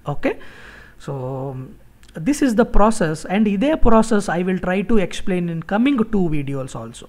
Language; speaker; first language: English; non-native, local second language; Telugu